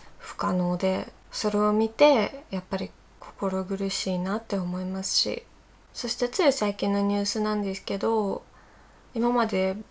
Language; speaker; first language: Japanese; non-native, fluent; Russian